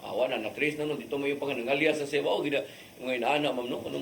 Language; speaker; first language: Cebuano; native; Cebuano